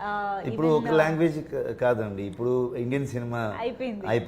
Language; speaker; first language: Telugu; non-native, learner; Kannada